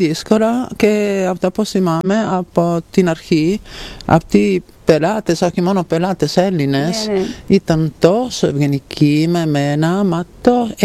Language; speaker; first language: Greek; non-native, fluent; Italian